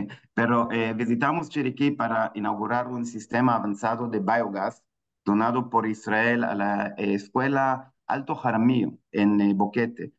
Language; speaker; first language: Spanish; non-native, fluent; Hebrew